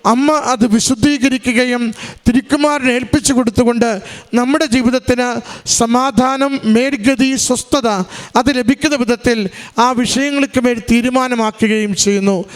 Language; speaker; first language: Malayalam; native; Malayalam